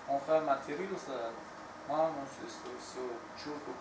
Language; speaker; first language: Russian; non-native, learner; Tajik